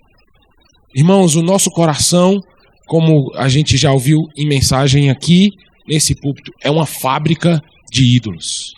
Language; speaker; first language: Portuguese; native; Portuguese